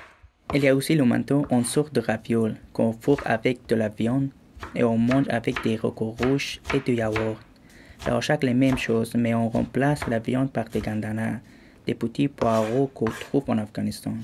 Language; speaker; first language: French; non-native, learner; Persian